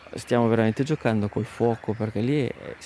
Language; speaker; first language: Italian; native; Italian